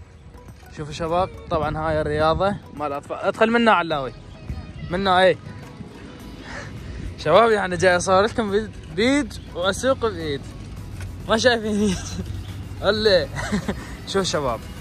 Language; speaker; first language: Arabic; native; Arabic